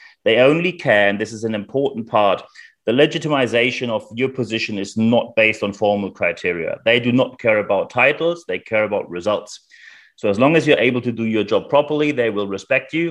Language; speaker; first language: English; non-native, fluent; German